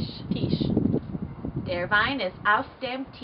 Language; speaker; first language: German; non-native, learner; English